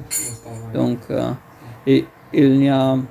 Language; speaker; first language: French; non-native, fluent; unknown